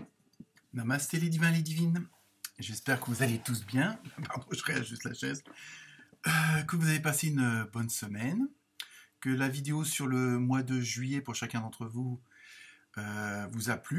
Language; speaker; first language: French; native; French